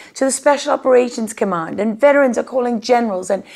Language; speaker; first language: English; native; English